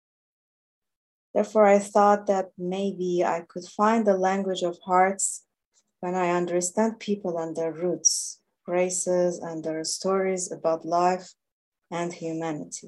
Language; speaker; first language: English; non-native, fluent; Persian